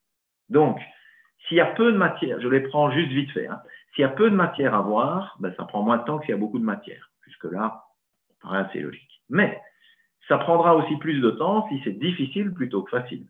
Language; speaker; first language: French; native; French